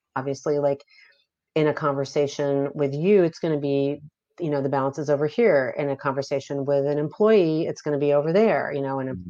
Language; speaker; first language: English; native; English